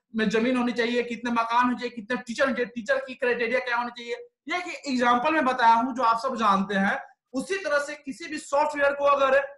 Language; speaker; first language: Hindi; native; Hindi